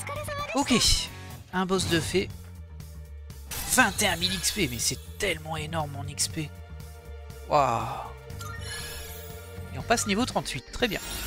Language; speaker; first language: French; native; French